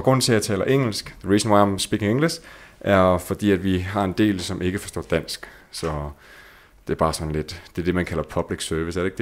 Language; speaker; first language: Danish; native; Danish